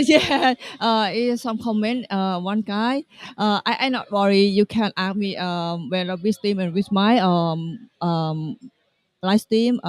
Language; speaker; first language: English; non-native, learner; Thai